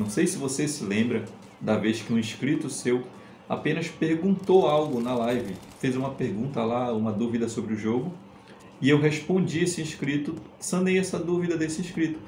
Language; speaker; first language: Portuguese; native; Portuguese